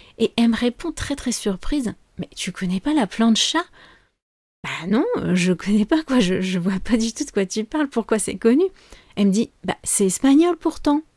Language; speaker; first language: French; native; French